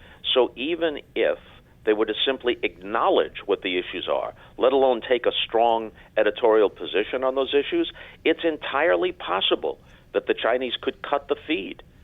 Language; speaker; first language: English; native; English